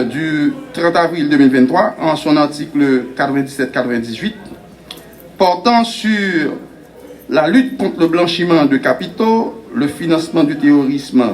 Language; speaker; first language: French; non-native, local second language; Haitian Creole